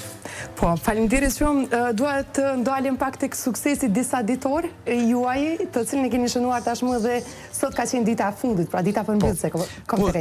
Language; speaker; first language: Albanian; native; Albanian